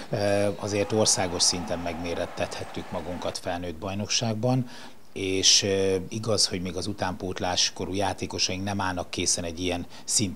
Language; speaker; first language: Hungarian; native; Hungarian